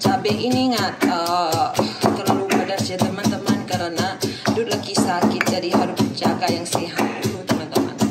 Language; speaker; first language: Indonesian; non-native, fluent; Thai